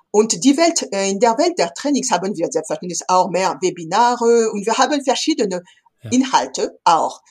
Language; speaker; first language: German; non-native, fluent; French